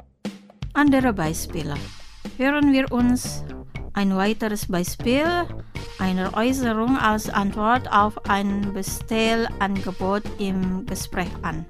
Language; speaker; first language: German; non-native, fluent; Indonesian